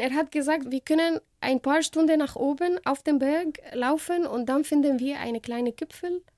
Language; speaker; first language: German; non-native, learner; Arabic